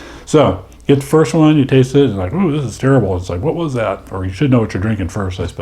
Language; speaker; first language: English; native; English